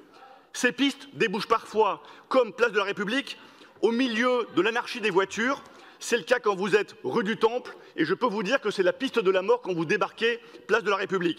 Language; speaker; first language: French; native; French